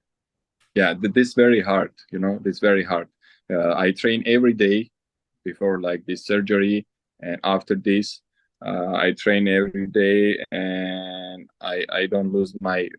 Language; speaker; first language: English; non-native, learner; Armenian